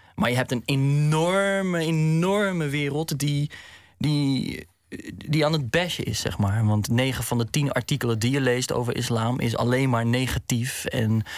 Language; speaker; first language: Dutch; native; Dutch